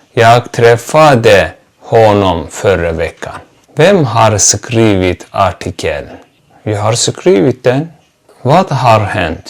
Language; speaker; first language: Swedish; non-native, fluent; Turkish